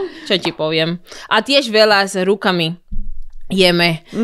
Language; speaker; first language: Slovak; non-native, learner; Spanish